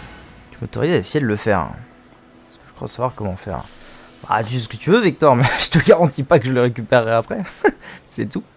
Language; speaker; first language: French; native; French